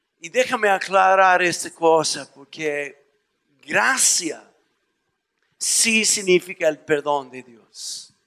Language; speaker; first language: Spanish; non-native, fluent; English